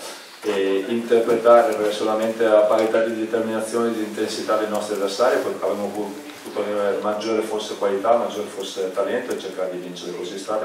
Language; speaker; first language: Italian; native; Italian